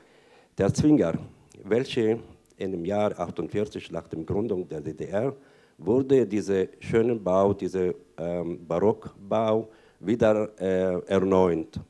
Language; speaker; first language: German; non-native, fluent; Arabic